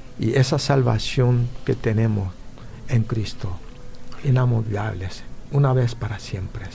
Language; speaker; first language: Spanish; non-native, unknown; Korean